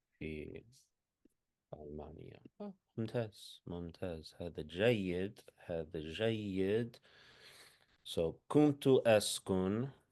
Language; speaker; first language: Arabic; non-native, fluent; English